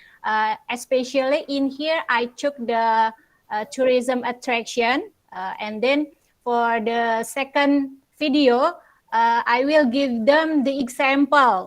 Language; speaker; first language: English; non-native, local second language; Indonesian